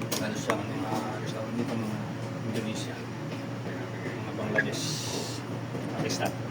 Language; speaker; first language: Filipino; non-native, local second language; Pampanga